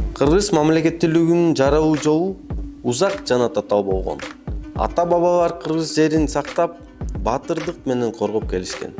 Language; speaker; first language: Kyrgyz; non-native, local second language; Russian